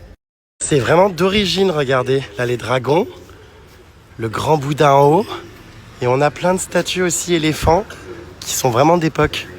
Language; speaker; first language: French; native; French